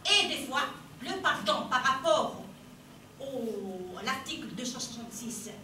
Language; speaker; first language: French; non-native, local second language; Arabic